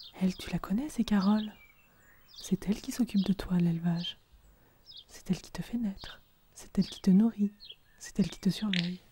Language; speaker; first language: French; native; French